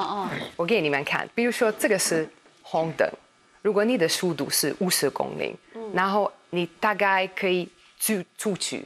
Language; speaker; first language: Chinese; non-native, learner; Hungarian